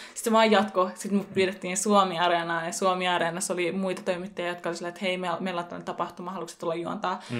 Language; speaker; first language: Finnish; early bilingual, other home language; Persian